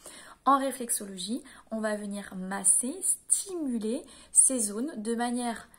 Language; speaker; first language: French; native; French